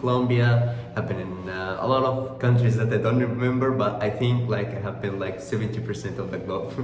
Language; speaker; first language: English; non-native, fluent; Dutch